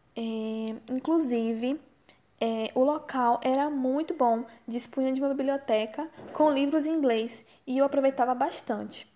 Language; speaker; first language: Portuguese; native; Portuguese